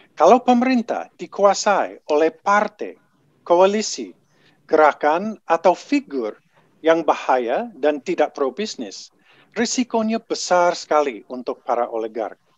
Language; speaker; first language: Indonesian; non-native, fluent; English